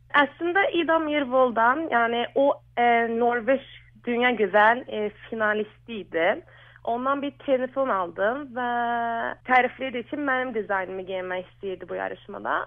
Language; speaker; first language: Azerbaijani; early bilingual, heritage; Azerbaijani